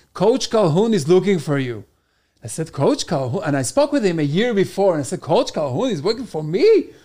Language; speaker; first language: English; non-native, fluent; Hebrew